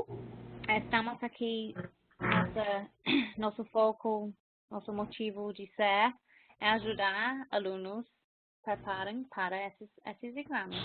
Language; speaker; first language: Portuguese; non-native, fluent; English